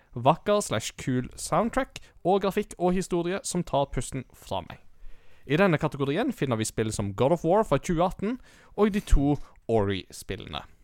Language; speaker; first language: Norwegian; native; Norwegian